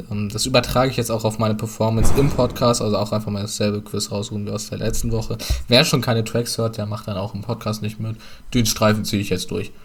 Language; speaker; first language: German; early bilingual, other home language; Turkish